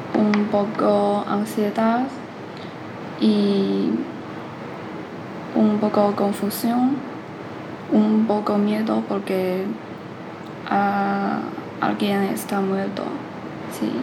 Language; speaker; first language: Spanish; non-native, learner; Chinese